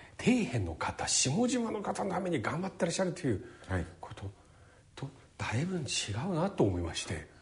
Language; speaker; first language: Japanese; non-native, fluent; Chinese